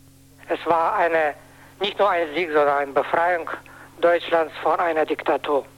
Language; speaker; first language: German; non-native, fluent; Russian